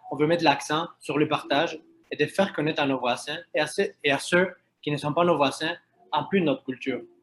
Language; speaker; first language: French; non-native, fluent; Spanish